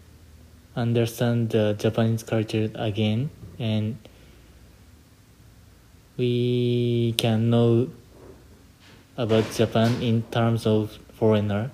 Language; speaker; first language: English; non-native, learner; Japanese